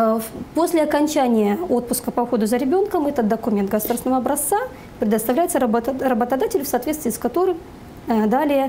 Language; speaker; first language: Russian; native; Russian